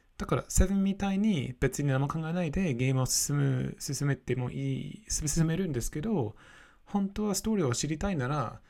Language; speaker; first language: Japanese; non-native, fluent; English